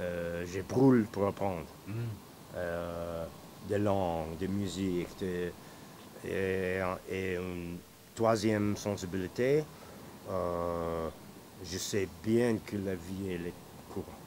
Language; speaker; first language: French; non-native, learner; English